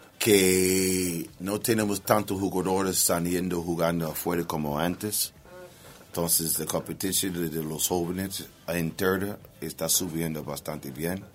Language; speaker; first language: Spanish; non-native, learner; English